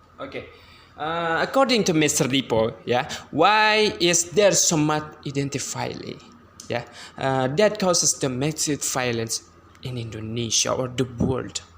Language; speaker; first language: English; non-native, learner; Indonesian